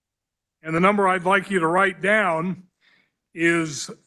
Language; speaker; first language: English; native; English